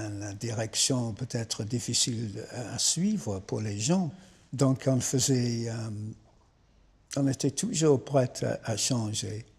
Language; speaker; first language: French; non-native, fluent; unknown